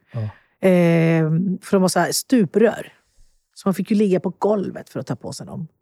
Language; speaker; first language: Swedish; early bilingual, other home language; Spanish